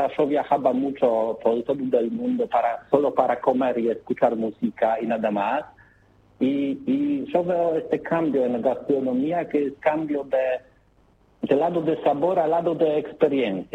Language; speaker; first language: Spanish; non-native, learner; Polish